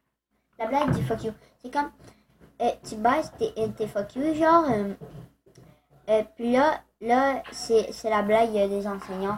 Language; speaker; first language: French; native; French